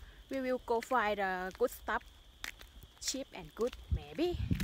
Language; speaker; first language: English; non-native, learner; Thai